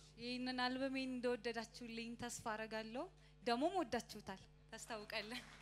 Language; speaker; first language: Amharic; native; Amharic